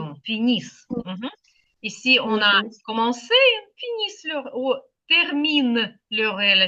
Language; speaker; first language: French; non-native, fluent; Ukrainian